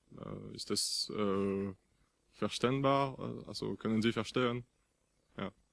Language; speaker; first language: German; non-native, fluent; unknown